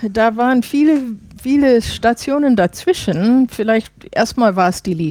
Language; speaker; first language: German; non-native, fluent; English